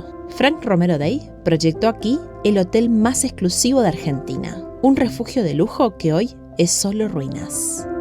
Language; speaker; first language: Spanish; native; Spanish